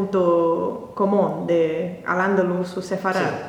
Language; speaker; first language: Spanish; non-native, learner; English